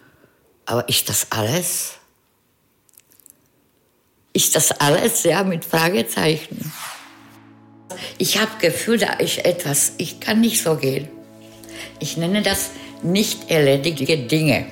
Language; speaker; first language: German; non-native, fluent; Czech